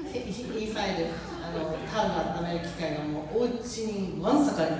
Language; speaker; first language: Japanese; early bilingual, heritage; English